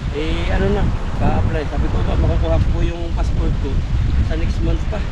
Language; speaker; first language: Filipino; native; Filipino